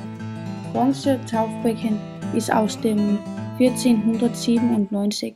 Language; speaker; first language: German; non-native, learner; Danish